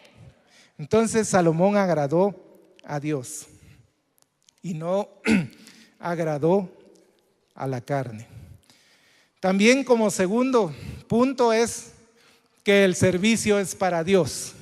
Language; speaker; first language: Spanish; native; Spanish